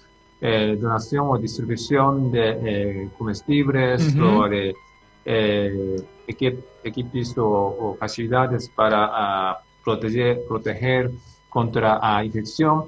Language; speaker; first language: Spanish; non-native, fluent; Japanese